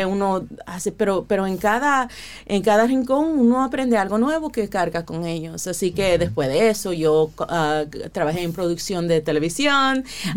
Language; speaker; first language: Spanish; early bilingual, heritage; Spanish